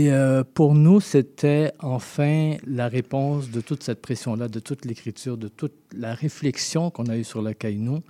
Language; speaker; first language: French; native; French